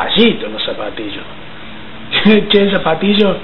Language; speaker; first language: Spanish; native; Spanish